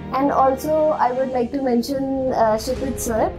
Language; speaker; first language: English; non-native, local second language; Hindi